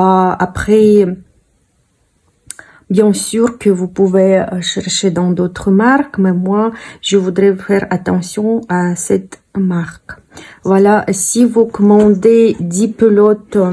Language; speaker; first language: French; non-native, fluent; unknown